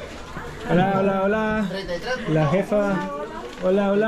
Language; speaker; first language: Spanish; non-native, learner; German